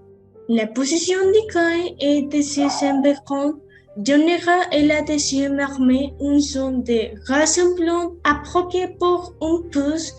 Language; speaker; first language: French; non-native, learner; Spanish